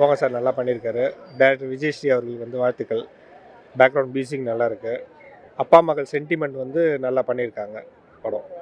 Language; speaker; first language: Tamil; native; Tamil